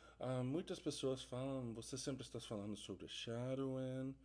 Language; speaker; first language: Portuguese; non-native, learner; English